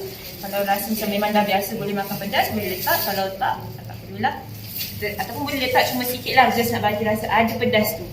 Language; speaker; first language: Malay; native; Malay